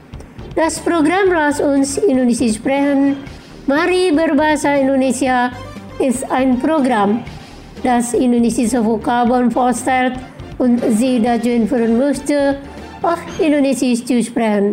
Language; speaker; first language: German; non-native, fluent; Indonesian